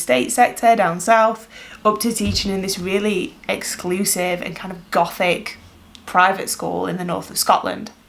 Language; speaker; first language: English; native; English